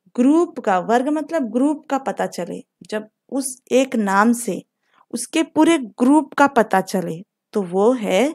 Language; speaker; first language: Hindi; non-native, local second language; Telugu